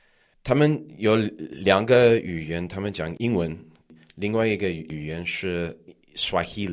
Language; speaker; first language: Chinese; non-native, learner; English